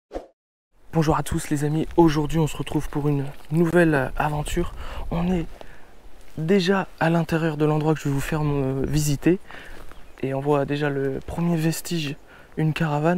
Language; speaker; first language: French; native; French